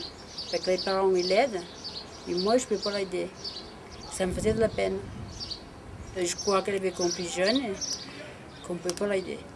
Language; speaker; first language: French; non-native, learner; Portuguese